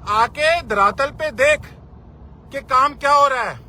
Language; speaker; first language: Hindi; non-native, local second language; Punjabi